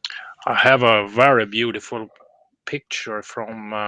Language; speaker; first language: English; non-native, learner; Swedish